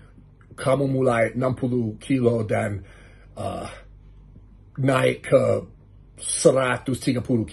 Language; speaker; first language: Indonesian; non-native, learner; English